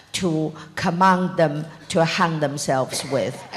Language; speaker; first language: English; non-native, fluent; Chinese